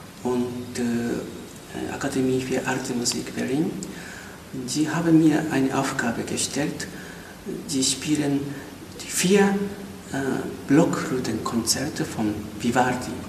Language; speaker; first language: German; non-native, fluent; Japanese